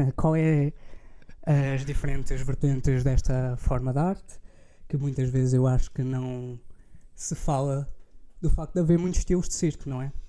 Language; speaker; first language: Portuguese; native; Portuguese